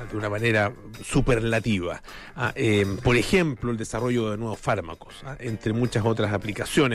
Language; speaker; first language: Spanish; native; Spanish